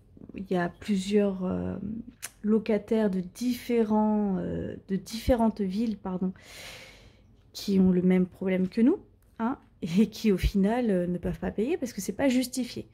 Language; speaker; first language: French; native; French